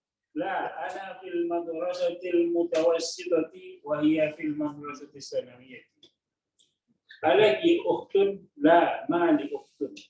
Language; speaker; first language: Arabic; non-native, learner; Indonesian